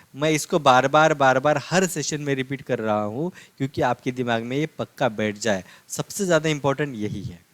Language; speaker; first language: Hindi; non-native, local second language; Marathi